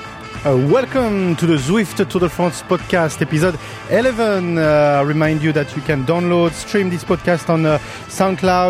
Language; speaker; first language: English; non-native, fluent; French